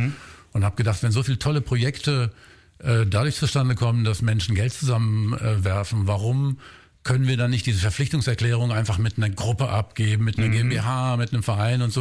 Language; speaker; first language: German; native; German